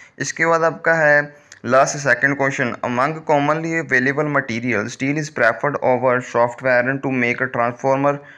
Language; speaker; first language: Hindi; non-native, local second language; Punjabi